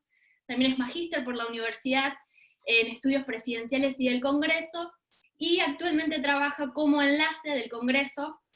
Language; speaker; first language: Spanish; native; Spanish